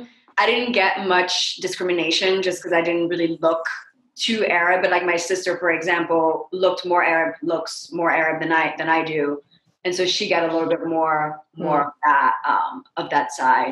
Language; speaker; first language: English; non-native, fluent; French